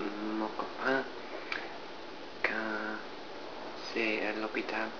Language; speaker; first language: French; non-native, learner; English